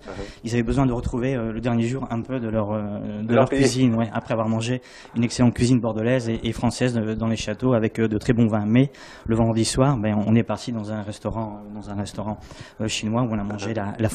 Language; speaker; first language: French; native; French